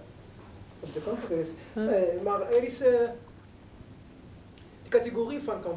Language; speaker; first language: Dutch; non-native, learner; Arabic